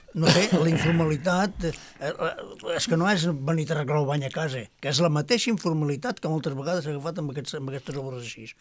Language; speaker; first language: Catalan; native; Catalan